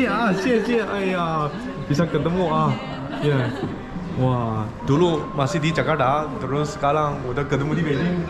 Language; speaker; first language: Indonesian; non-native, learner; Chinese